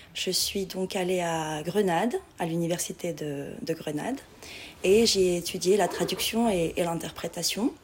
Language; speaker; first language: French; non-native, local second language; Arabic